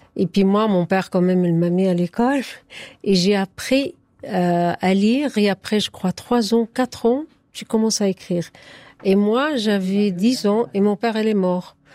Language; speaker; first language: French; non-native, fluent; Arabic